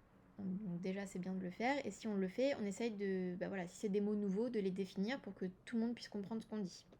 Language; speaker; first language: French; native; French